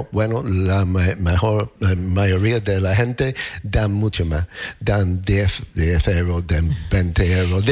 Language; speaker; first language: Spanish; non-native, learner; English